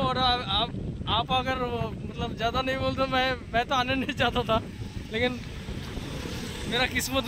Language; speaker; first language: Hindi; non-native, local second language; Bangla